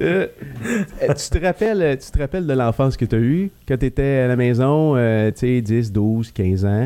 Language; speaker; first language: French; native; French